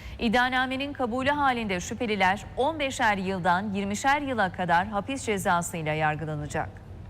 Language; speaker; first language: Turkish; native; Turkish